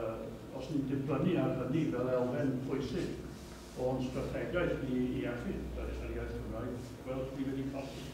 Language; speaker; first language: Welsh; native; Welsh